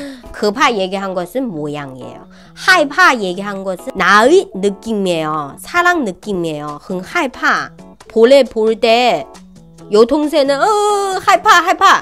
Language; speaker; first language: Korean; non-native, fluent; Chinese